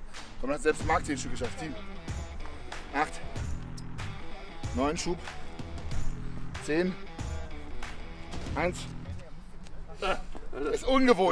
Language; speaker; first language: German; native; German